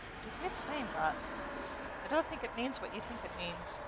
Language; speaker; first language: English; native; English